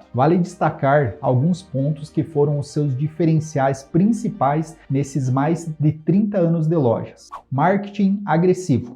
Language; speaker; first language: Portuguese; native; Portuguese